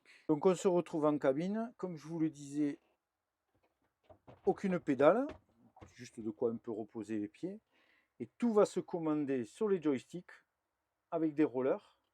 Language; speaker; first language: French; native; French